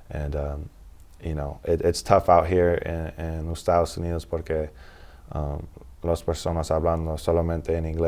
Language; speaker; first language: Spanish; non-native, learner; English